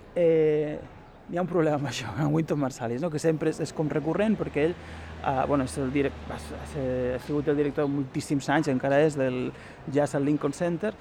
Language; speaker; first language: Catalan; non-native, local second language; Galician